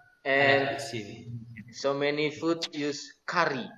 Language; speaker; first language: English; non-native, learner; Indonesian